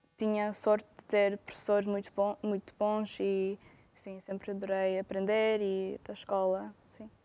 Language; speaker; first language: Portuguese; non-native, fluent; English